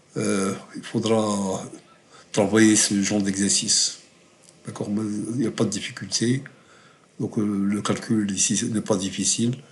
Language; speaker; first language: French; non-native, local second language; Arabic